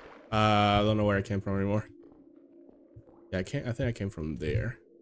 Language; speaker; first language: English; non-native, fluent; Spanish